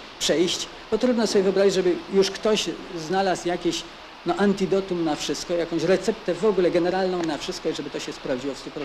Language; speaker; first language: Polish; native; Polish